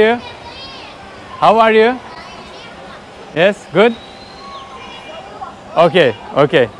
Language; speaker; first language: English; non-native, learner; Turkish